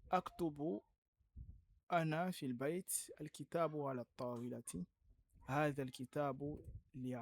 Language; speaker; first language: Arabic; non-native, fluent; French